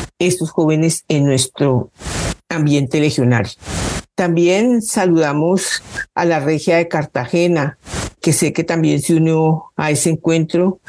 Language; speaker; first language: Spanish; native; Spanish